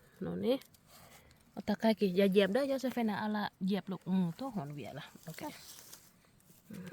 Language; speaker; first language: Finnish; non-native, learner; Thai